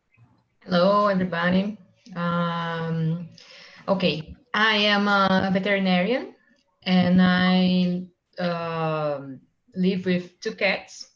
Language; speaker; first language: English; non-native, fluent; Portuguese